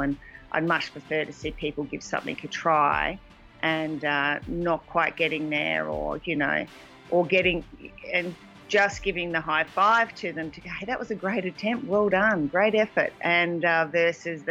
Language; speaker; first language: English; native; English